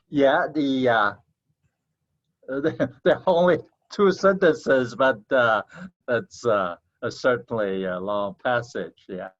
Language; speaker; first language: English; non-native, fluent; Chinese